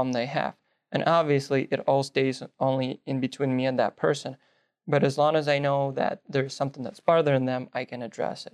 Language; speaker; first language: English; non-native, fluent; Russian